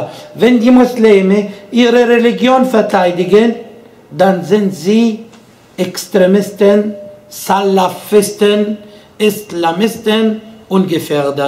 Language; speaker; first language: German; non-native, fluent; Arabic